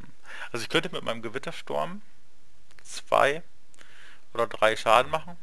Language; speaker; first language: German; native; German